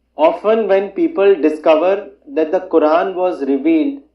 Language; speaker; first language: English; non-native, local second language; Urdu